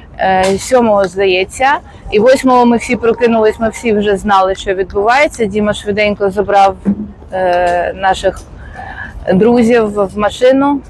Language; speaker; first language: Ukrainian; non-native, local second language; Russian